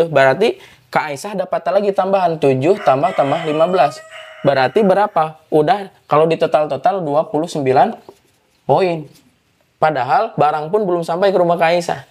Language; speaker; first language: Indonesian; native; Indonesian